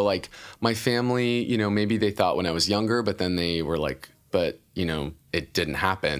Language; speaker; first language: English; native; English